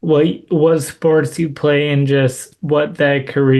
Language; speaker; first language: English; native; English